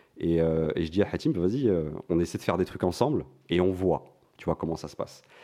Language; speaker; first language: French; non-native, local second language; Arabic